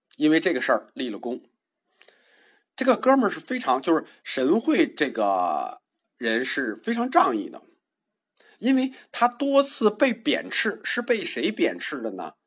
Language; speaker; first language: Chinese; native; Chinese